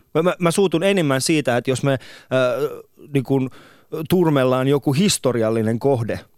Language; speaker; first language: Finnish; early bilingual, other home language; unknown